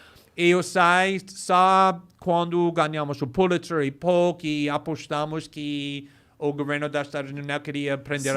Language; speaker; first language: Portuguese; non-native, fluent; English